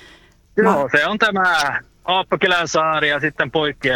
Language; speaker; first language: Finnish; early bilingual, heritage; Finnish